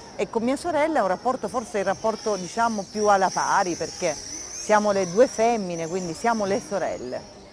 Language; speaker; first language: Italian; native; Italian